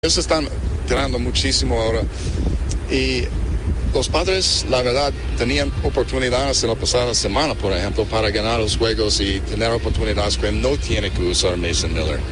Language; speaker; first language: Spanish; non-native, fluent; English